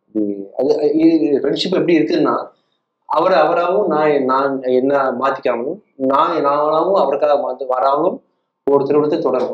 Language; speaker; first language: Tamil; native; Tamil